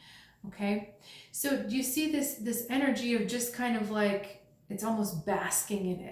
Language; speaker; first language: English; native; English